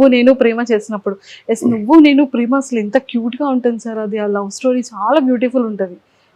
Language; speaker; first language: Telugu; native; Telugu